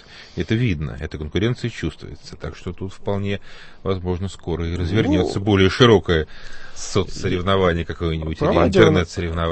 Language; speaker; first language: Russian; native; Russian